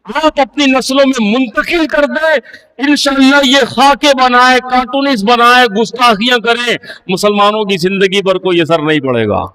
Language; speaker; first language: Urdu; native; Urdu